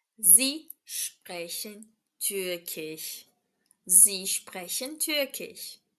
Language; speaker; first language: German; non-native, fluent; Portuguese